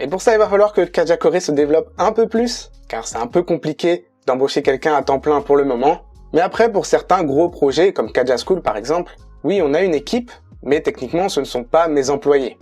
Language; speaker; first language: French; native; French